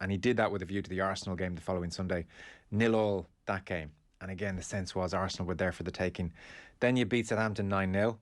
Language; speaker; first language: English; native; English